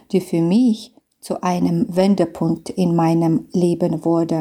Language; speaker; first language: German; non-native, fluent; Belarusian